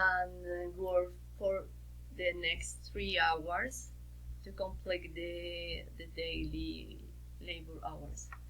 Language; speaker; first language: English; non-native, learner; Spanish